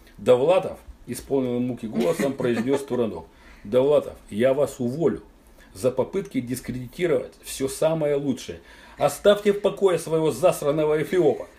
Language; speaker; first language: Russian; native; Russian